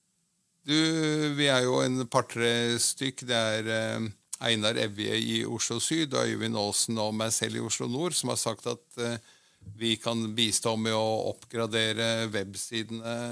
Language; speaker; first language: Norwegian; native; Norwegian